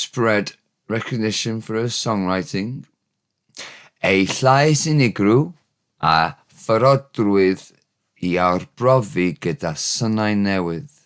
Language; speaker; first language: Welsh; non-native, learner; English